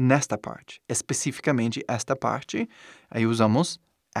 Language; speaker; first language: Portuguese; non-native, fluent; English